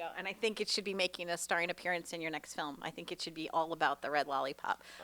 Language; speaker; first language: English; native; English